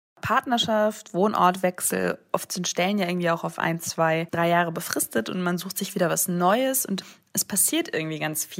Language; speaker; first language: German; native; German